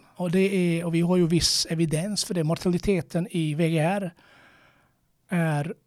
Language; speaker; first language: Swedish; non-native, fluent; Croatian